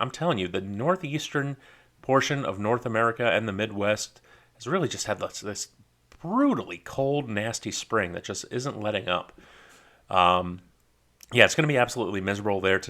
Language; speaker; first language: English; native; English